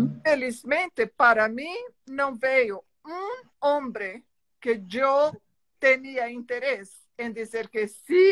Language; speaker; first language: Spanish; non-native, learner; Portuguese